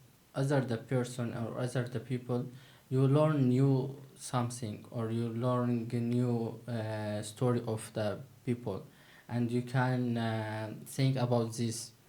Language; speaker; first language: English; non-native, learner; Turkish